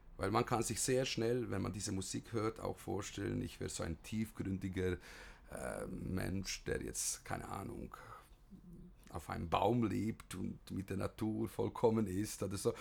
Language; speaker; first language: German; early bilingual, other home language; Bosnian